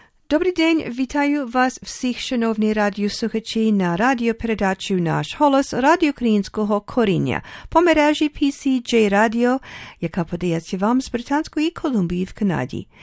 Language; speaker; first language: Ukrainian; early bilingual, other home language; English